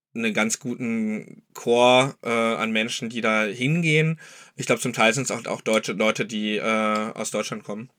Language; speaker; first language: German; native; German